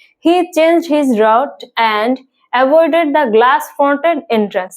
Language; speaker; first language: English; non-native, local second language; Bangla